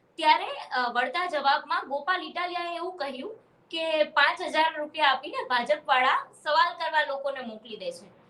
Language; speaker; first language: Gujarati; native; Gujarati